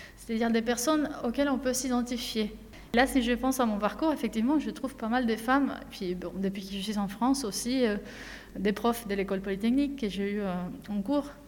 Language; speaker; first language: French; non-native, fluent; Spanish